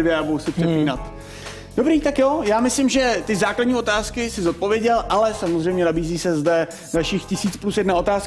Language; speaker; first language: Czech; native; Czech